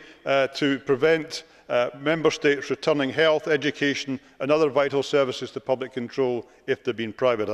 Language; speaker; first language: English; native; English